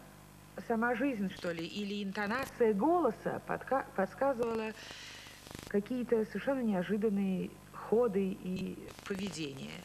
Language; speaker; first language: Russian; native; Russian